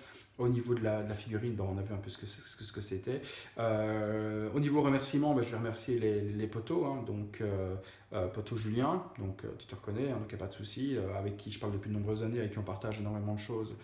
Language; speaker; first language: French; native; French